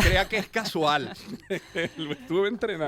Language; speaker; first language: Spanish; native; Spanish